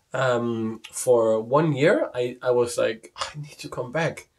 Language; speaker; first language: English; non-native, fluent; Danish